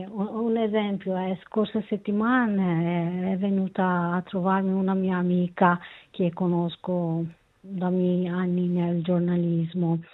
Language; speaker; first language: Italian; non-native, learner; Kurdish